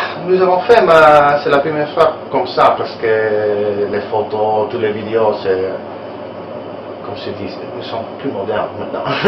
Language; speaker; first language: French; non-native, learner; Italian